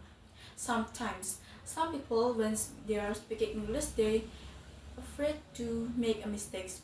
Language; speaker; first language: English; non-native, fluent; Indonesian